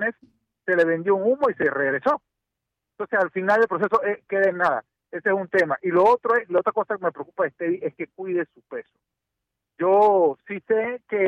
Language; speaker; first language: Spanish; native; Spanish